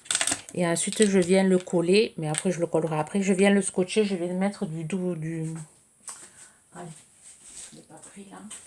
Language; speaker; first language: French; native; French